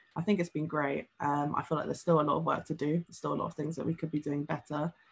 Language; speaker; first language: English; native; English